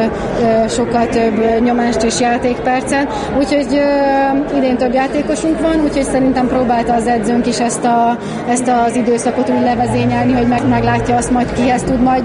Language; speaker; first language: Hungarian; native; Hungarian